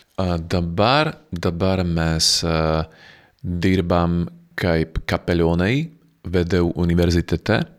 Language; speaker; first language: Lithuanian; non-native, fluent; Slovak